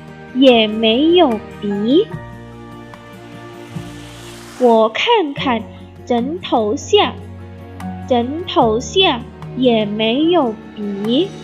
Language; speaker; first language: Chinese; non-native, fluent; Indonesian